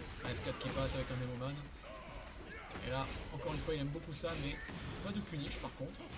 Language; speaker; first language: French; native; French